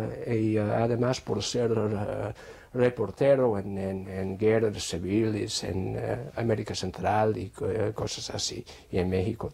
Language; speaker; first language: Spanish; non-native, fluent; English